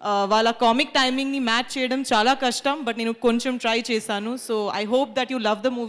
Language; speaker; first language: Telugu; non-native, learner; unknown